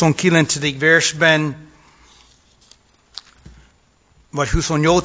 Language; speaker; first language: Hungarian; non-native, fluent; English